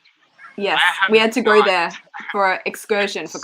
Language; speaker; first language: English; native; English